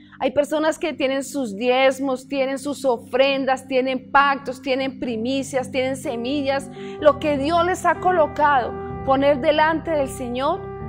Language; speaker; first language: Spanish; native; Spanish